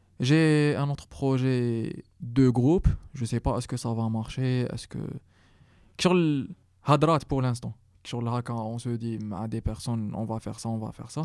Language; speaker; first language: French; non-native, local second language; Arabic